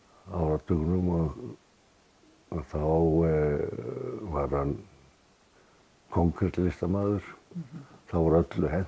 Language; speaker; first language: Icelandic; native; Icelandic